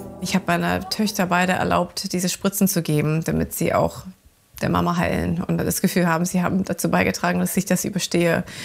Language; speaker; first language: German; non-native, fluent; English